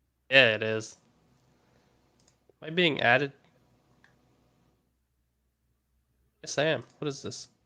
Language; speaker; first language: English; native; English